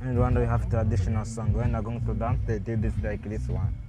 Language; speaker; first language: English; non-native, learner; Kinyarwanda